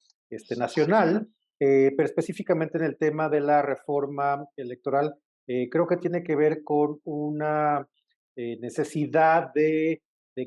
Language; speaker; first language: Spanish; native; Spanish